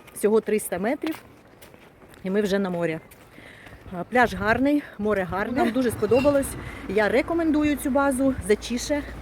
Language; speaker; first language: Ukrainian; non-native, local second language; Russian